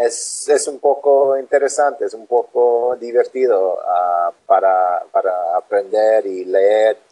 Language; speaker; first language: Spanish; non-native, learner; English